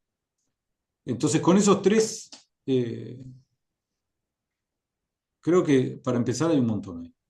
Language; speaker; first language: Spanish; native; Spanish